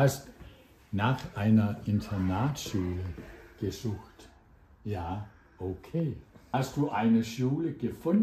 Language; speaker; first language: German; non-native, fluent; Danish